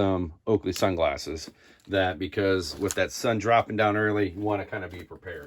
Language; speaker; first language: English; native; English